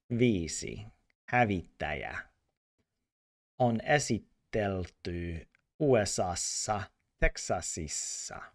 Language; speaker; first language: Finnish; non-native, learner; English